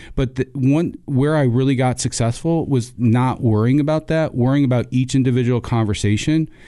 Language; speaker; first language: English; native; English